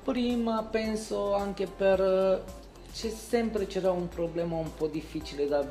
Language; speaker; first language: Italian; non-native, fluent; Romanian